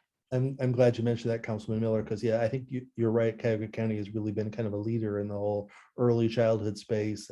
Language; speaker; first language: English; native; English